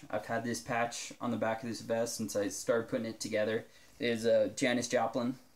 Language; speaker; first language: English; native; English